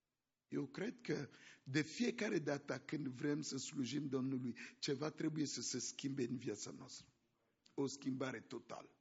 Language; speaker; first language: Romanian; non-native, fluent; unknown